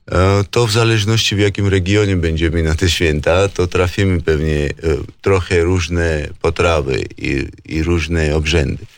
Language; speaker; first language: Polish; non-native, fluent; Georgian